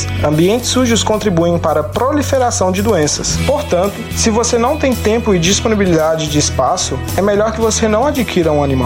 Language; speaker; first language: Portuguese; native; Portuguese